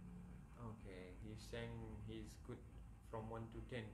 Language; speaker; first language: English; non-native, fluent; Hazaragi